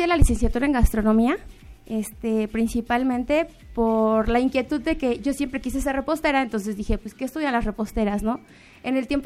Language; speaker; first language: Spanish; native; Spanish